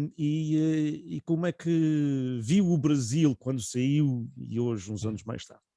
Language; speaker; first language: Portuguese; native; Portuguese